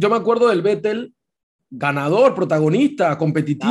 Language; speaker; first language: Spanish; native; Spanish